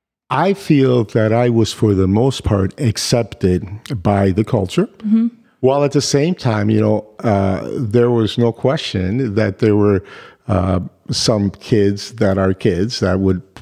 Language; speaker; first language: English; early bilingual, other home language; Spanish